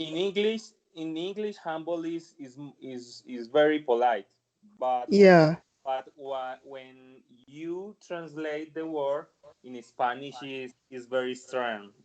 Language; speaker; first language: English; non-native, learner; Spanish